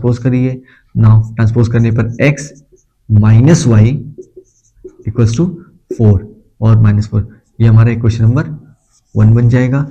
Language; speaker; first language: Hindi; native; Hindi